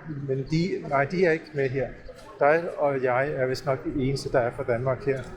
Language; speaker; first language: Danish; early bilingual, other home language; Urdu